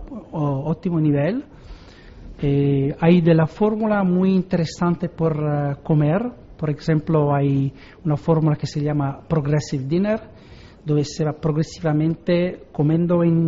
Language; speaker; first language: Spanish; non-native, learner; Italian